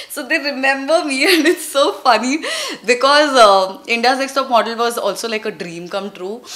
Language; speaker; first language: Hindi; non-native, local second language; Tulu